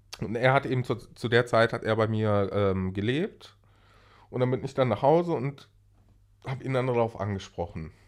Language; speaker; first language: German; early bilingual, other home language; Arabic